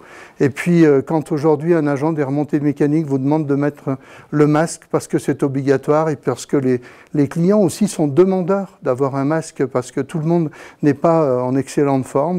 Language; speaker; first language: French; native; French